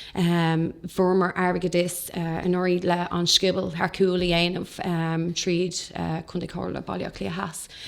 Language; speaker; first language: Irish; non-native, local second language; English